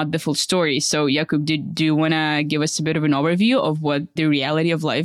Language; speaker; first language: English; early bilingual, other home language; Russian